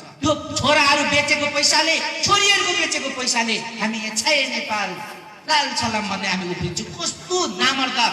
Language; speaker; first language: Nepali; non-native, local second language; Eastern Tamang